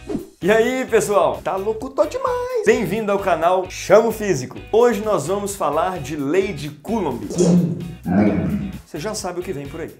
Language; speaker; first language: Portuguese; native; Portuguese